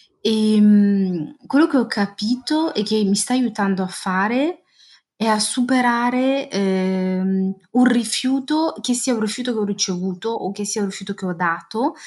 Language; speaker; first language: Italian; early bilingual, other home language; Arabic